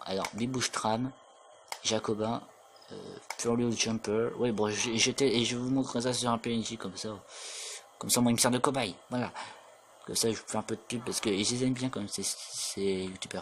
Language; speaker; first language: French; native; French